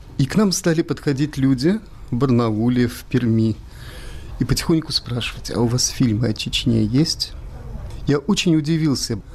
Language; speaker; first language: Russian; native; Russian